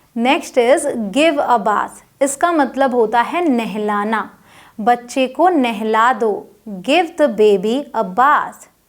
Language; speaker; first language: Hindi; native; Hindi